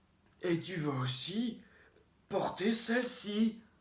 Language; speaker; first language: French; native; French